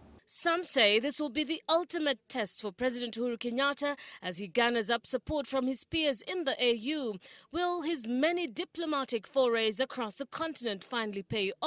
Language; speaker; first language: English; non-native, local second language; Swahili